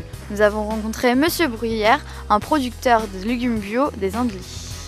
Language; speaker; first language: French; native; French